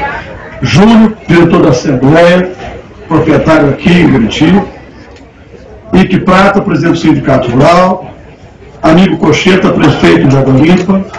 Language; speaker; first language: Portuguese; native; Portuguese